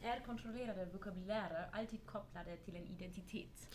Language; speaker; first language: Swedish; non-native, fluent; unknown